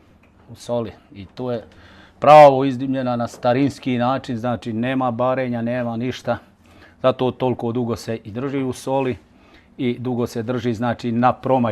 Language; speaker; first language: Bosnian; native; Bosnian